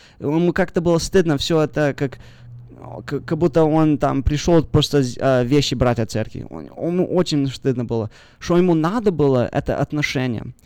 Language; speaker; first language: Russian; early bilingual, heritage; Russian